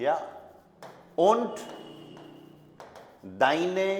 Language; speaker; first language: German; non-native, fluent; Hindi